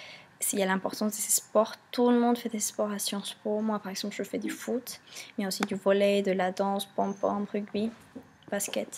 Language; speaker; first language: French; non-native, fluent; Spanish